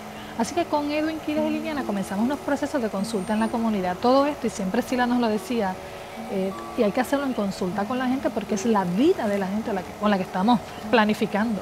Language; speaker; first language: Spanish; native; Spanish